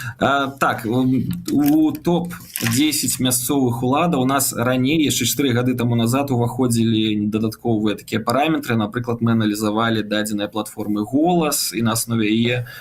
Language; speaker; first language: Belarusian; native; Belarusian